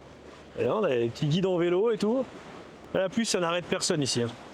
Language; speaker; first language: French; native; French